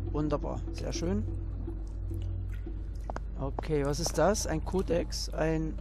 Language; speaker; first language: German; native; German